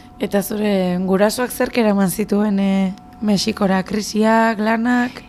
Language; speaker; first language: Basque; native; Basque